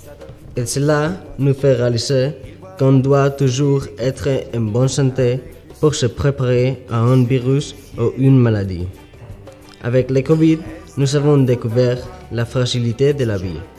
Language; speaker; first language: French; non-native, learner; Spanish